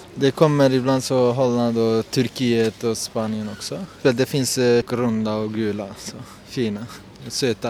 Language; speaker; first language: Swedish; non-native, learner; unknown